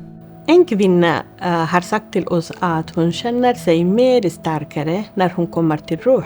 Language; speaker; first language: Swedish; non-native, fluent; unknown